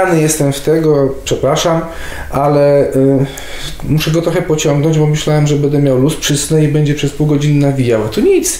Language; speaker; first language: Polish; native; Polish